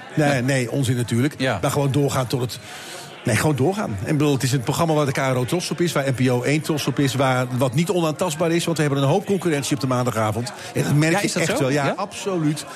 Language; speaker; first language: Dutch; native; Dutch